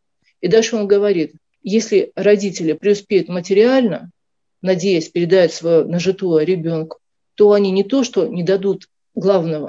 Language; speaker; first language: Russian; native; Russian